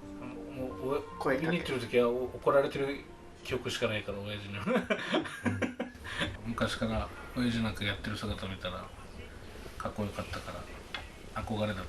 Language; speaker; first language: Japanese; native; Japanese